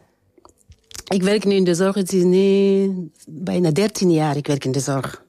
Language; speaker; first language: Dutch; non-native, learner; French